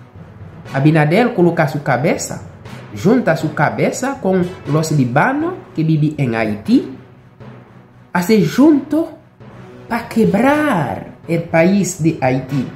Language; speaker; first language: Spanish; non-native, local second language; Haitian Creole